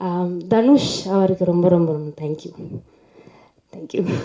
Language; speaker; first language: Tamil; early bilingual, heritage; Tamil